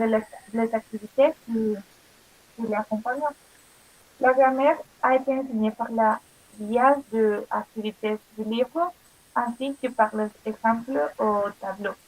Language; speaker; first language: French; non-native, learner; Spanish